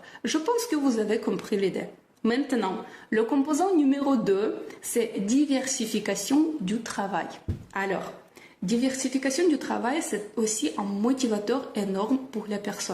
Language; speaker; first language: French; non-native, fluent; Russian